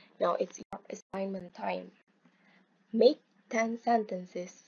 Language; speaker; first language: English; non-native, fluent; Indonesian